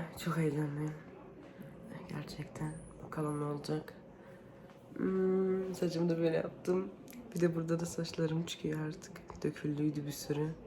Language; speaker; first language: Turkish; early bilingual, heritage; Turkish